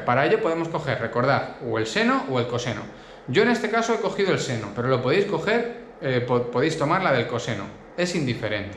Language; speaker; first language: Spanish; native; Spanish